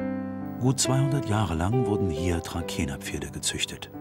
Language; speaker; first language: German; native; German